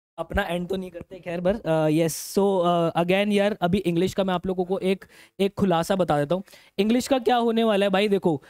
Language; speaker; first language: Hindi; native; Hindi